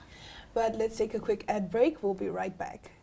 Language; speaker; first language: English; native; English